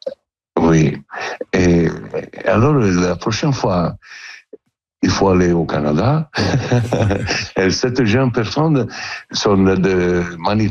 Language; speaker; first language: French; non-native, learner; Italian